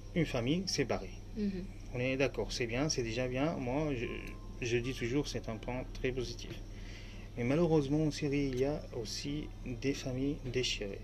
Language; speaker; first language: French; non-native, fluent; Arabic